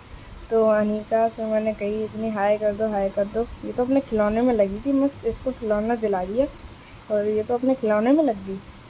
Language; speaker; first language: Hindi; native; Hindi